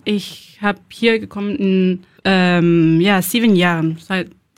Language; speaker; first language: German; non-native, learner; Spanish